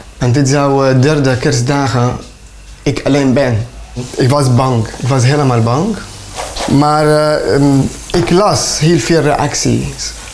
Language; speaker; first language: Dutch; non-native, learner; Arabic